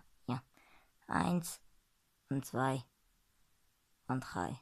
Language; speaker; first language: German; non-native, learner; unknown